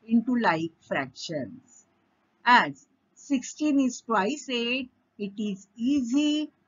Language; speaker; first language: English; non-native, local second language; Marathi